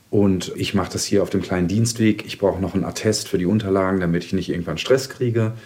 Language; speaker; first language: German; native; German